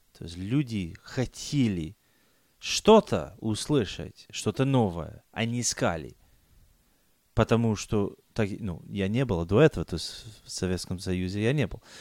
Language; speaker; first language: Russian; non-native, fluent; English